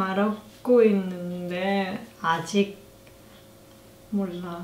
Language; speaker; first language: Korean; non-native, learner; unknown